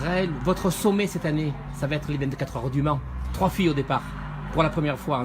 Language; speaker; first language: French; native; French